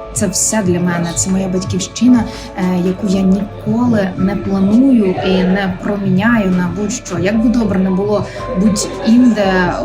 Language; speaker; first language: Ukrainian; native; Ukrainian